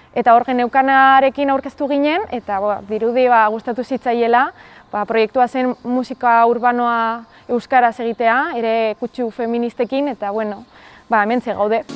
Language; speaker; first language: Basque; non-native, local second language; Spanish